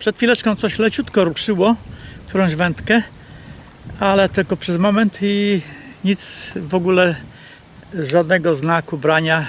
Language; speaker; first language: Polish; native; Polish